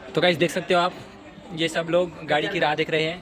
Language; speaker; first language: Hindi; non-native, local second language; Marathi